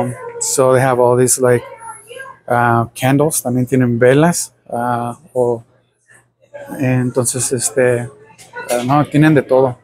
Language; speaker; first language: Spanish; early bilingual, heritage; Spanish